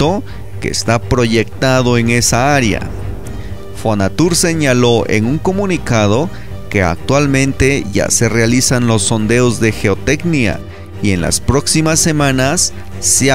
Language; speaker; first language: Spanish; native; Spanish